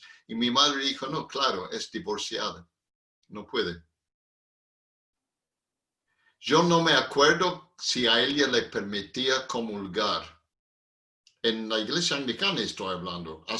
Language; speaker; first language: Spanish; non-native, fluent; English